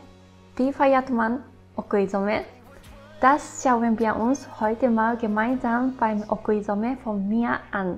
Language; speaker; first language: German; non-native, fluent; Japanese